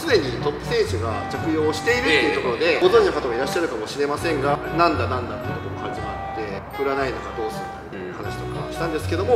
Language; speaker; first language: Japanese; native; Japanese